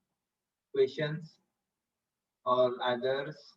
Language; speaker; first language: English; non-native, fluent; Indonesian